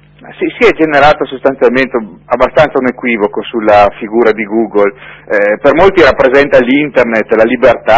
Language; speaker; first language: Italian; native; Italian